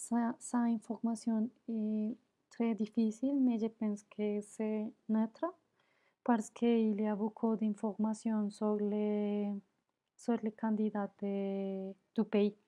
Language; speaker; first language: French; non-native, learner; Spanish